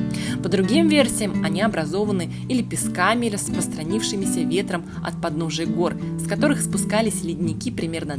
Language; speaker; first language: Russian; native; Russian